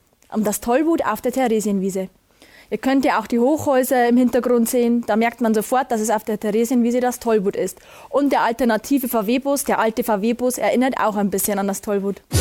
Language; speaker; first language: German; native; German